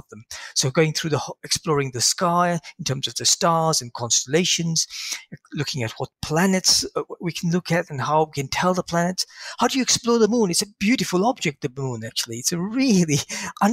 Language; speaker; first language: English; native; English